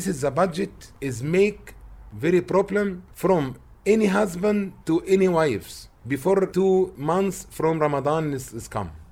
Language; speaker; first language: English; non-native, learner; Arabic